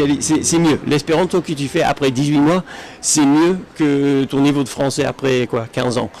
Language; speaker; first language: French; non-native, fluent; English